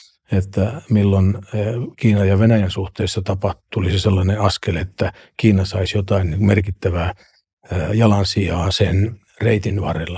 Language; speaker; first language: Finnish; native; Finnish